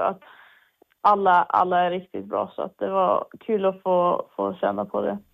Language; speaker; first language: Swedish; native; Swedish